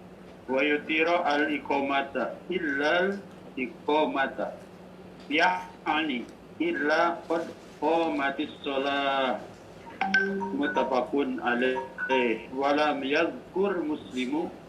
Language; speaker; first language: Arabic; non-native, fluent; Indonesian